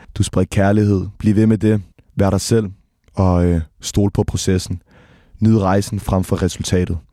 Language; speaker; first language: Danish; native; Danish